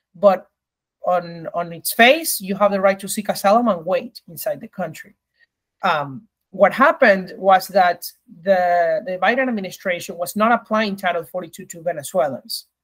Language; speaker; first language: English; early bilingual, other home language; Spanish